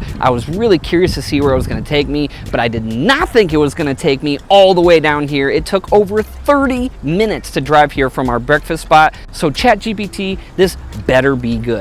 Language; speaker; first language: English; native; English